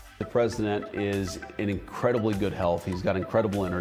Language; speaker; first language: English; native; English